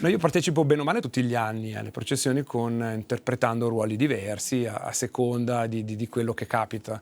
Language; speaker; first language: Italian; native; Italian